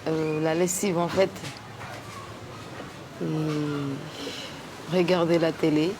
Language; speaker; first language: French; non-native, local second language; Comorian